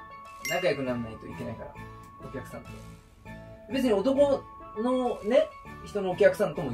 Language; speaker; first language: Japanese; native; Japanese